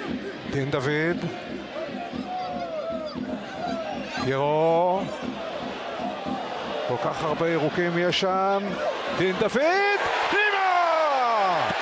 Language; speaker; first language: Hebrew; native; Hebrew